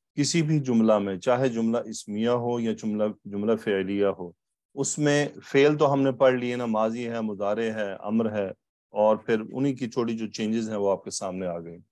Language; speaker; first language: Urdu; native; Urdu